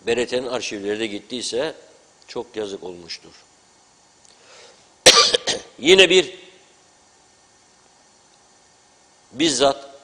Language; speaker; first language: Turkish; native; Turkish